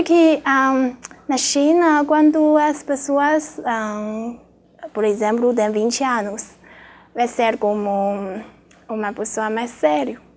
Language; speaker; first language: Portuguese; non-native, learner; Chinese